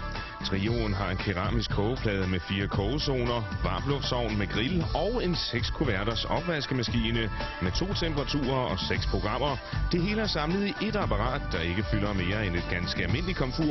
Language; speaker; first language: Danish; native; Danish